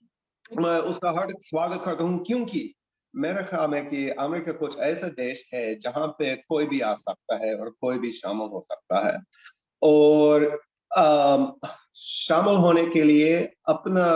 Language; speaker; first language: Hindi; non-native, fluent; English